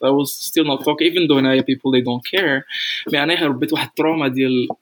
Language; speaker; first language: English; non-native, fluent; Arabic